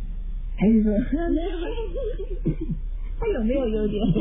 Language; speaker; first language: Chinese; native; Chinese